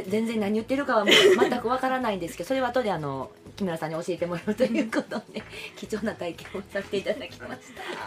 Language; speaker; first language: Japanese; native; Japanese